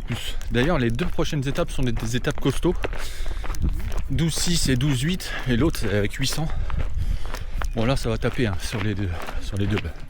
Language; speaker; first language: French; native; French